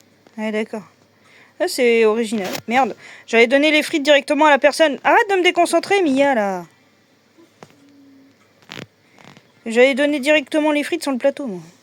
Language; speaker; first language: French; native; French